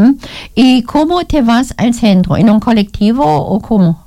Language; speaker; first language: Spanish; non-native, learner; German